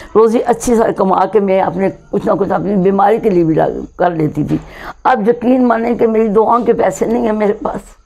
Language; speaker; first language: Urdu; non-native, local second language; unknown